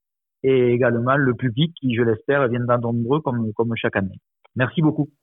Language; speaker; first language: French; native; French